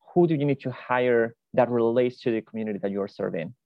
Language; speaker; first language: English; non-native, fluent; Spanish